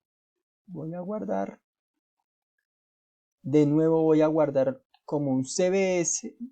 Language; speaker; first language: Spanish; native; Spanish